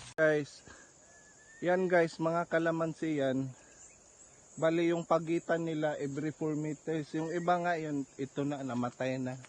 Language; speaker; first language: Filipino; non-native, local second language; Cebuano